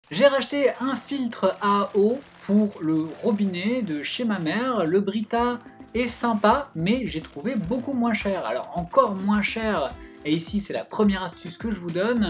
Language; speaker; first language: French; native; French